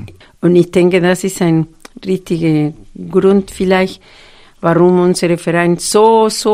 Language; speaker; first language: German; non-native, fluent; Spanish